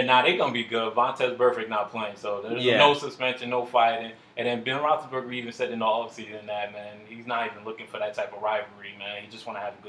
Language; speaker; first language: English; native; English